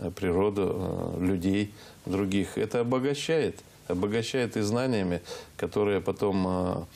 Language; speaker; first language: Russian; native; Russian